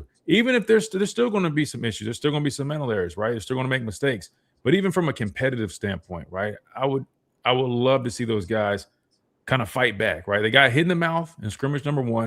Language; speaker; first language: English; native; English